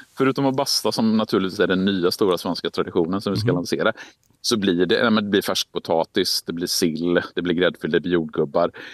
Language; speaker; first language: Swedish; native; Swedish